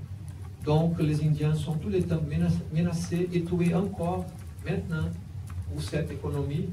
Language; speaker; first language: French; non-native, learner; Portuguese